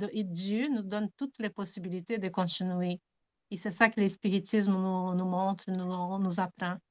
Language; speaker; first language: French; non-native, fluent; Portuguese